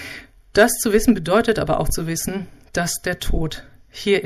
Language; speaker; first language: German; native; German